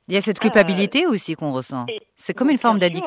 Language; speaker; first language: French; non-native, local second language; Arabic